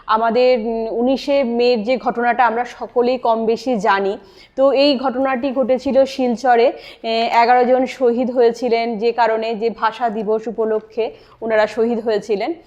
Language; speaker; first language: Bangla; native; Bangla